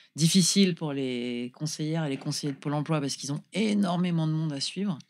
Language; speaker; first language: French; native; French